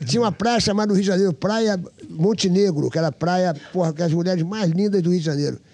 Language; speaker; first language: Portuguese; native; Portuguese